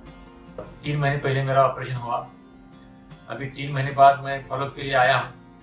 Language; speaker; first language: Hindi; non-native, local second language; Marathi